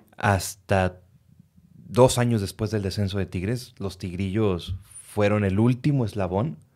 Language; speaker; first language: Spanish; native; Spanish